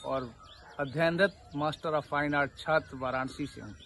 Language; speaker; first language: Hindi; native; Hindi